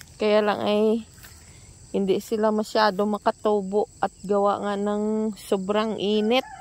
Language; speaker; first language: Filipino; non-native, local second language; Cebuano